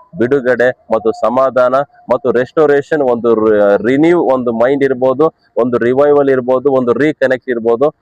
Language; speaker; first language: Kannada; native; Kannada